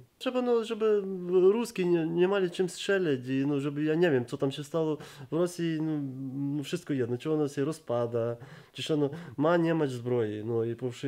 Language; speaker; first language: Polish; non-native, learner; Ukrainian